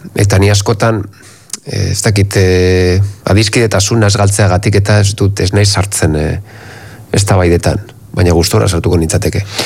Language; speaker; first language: Basque; non-native, local second language; Spanish